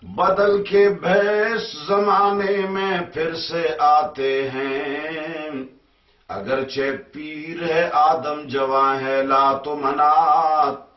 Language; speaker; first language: Urdu; non-native, local second language; Pashto